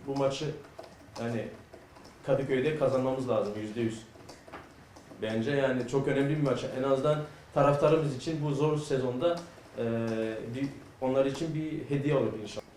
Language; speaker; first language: Turkish; early bilingual, heritage; Turkish